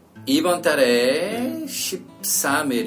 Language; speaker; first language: Korean; non-native, learner; English